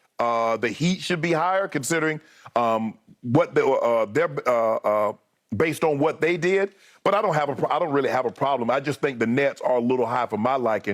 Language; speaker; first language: English; native; English